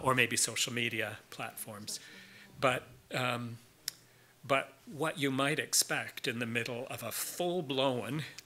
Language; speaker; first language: English; native; English